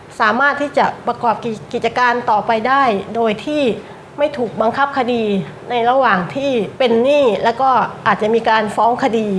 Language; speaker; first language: Thai; native; Thai